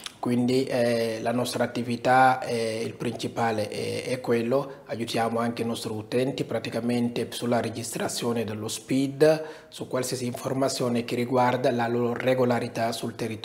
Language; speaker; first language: Italian; non-native, fluent; Wolof